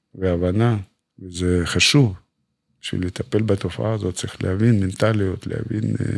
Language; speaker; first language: Hebrew; non-native, fluent; Russian